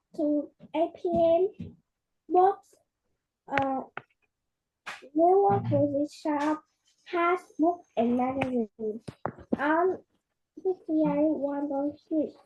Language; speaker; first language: English; non-native, learner; Vietnamese